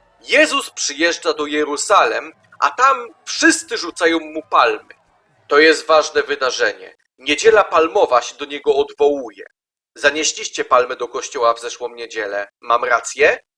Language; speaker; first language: Polish; native; Polish